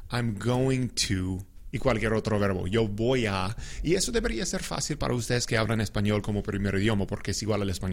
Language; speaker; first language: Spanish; non-native, fluent; English